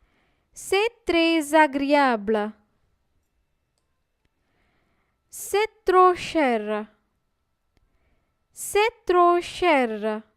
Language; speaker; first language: French; non-native, fluent; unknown